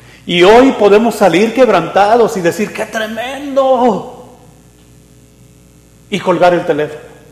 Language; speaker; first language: Spanish; native; Spanish